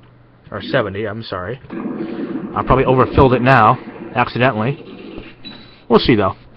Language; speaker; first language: English; native; English